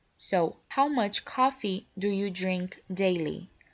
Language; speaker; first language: English; non-native, fluent; Portuguese